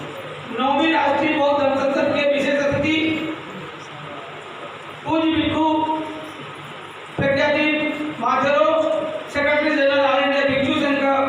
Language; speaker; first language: Hindi; native; Hindi